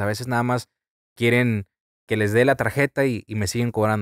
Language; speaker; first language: Spanish; early bilingual, heritage; Spanish